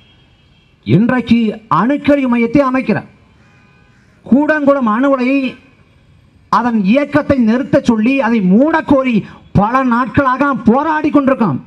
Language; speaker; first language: Tamil; native; Tamil